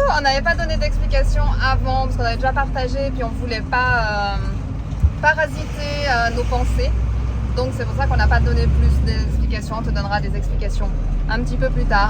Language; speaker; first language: French; native; French